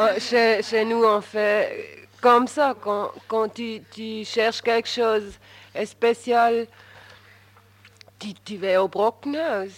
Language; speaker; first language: French; non-native, local second language; German